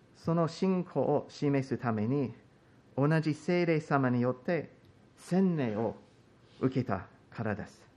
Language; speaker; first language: Japanese; non-native, fluent; English